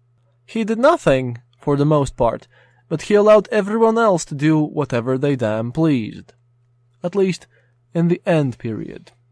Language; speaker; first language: English; non-native, fluent; Latvian